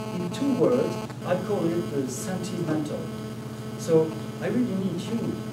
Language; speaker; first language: English; non-native, fluent; French